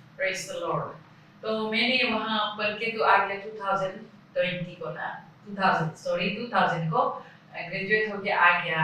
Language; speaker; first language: Hindi; non-native, local second language; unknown